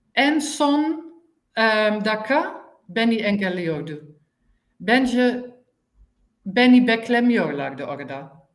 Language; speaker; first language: Turkish; non-native, learner; Dutch